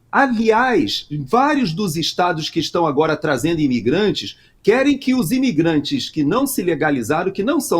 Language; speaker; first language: Portuguese; native; Portuguese